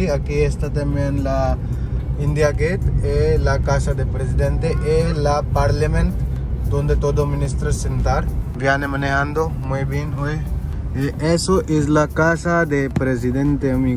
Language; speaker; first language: Spanish; non-native, learner; Hindi